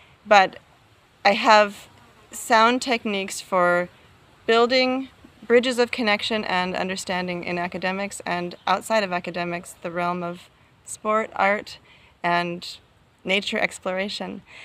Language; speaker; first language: English; native; English